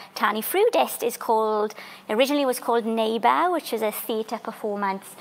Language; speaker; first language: English; native; English